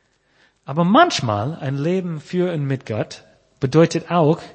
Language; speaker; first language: German; non-native, fluent; English